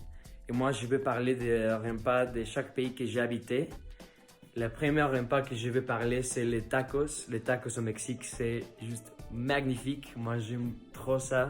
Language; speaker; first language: French; non-native, learner; Spanish